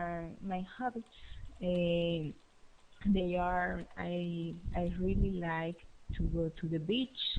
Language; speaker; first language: English; non-native, learner; Spanish